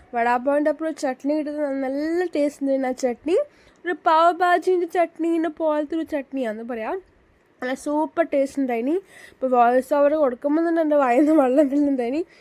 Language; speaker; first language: Malayalam; early bilingual, heritage; Malayalam